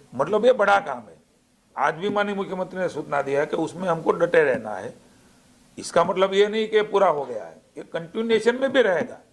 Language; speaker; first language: Hindi; non-native, local second language; Gujarati